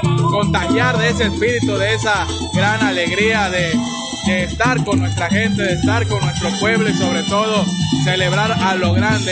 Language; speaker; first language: Spanish; native; Spanish